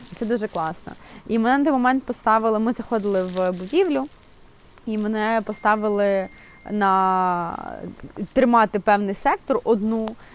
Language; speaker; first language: Ukrainian; non-native, local second language; Russian